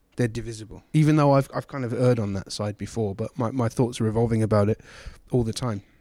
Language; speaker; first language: English; native; English